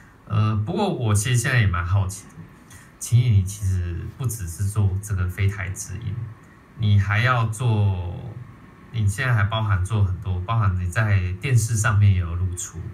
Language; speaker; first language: Chinese; native; Chinese